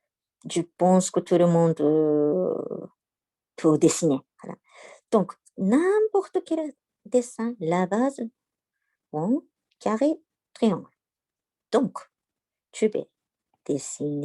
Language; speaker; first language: French; non-native, learner; Japanese